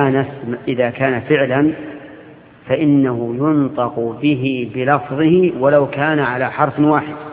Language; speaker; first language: Arabic; native; Arabic